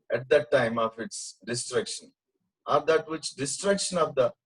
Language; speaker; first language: English; non-native, local second language; Telugu